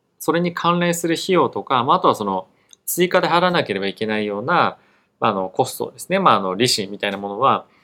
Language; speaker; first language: Japanese; native; Japanese